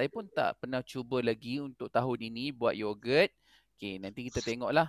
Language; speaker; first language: Malay; native; Malay